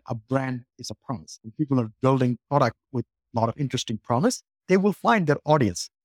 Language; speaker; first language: English; non-native, local second language; Bangla